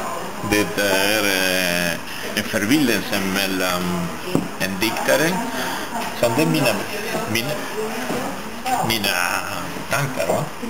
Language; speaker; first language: Swedish; non-native, learner; French